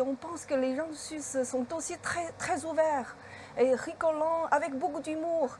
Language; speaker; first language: French; non-native, learner; Chinese